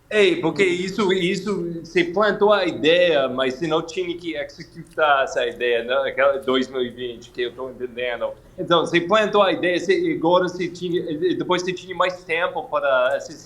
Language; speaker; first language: Portuguese; non-native, fluent; English